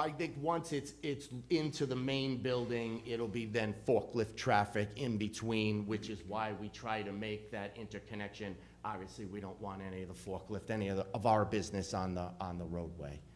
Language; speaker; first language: English; native; English